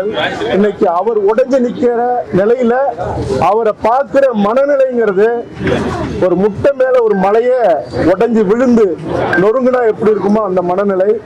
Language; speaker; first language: Tamil; native; Tamil